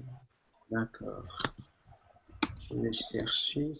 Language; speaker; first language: French; non-native, learner; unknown